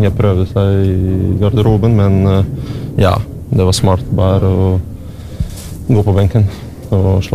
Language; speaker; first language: Norwegian; non-native, learner; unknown